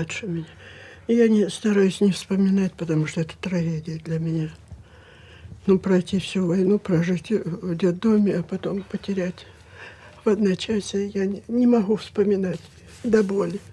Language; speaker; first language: Russian; native; Russian